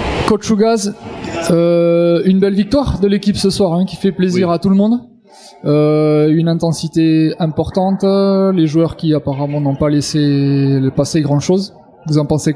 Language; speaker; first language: French; native; French